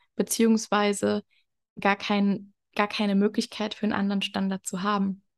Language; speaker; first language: German; native; German